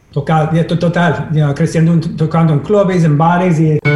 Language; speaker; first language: Spanish; non-native, fluent; English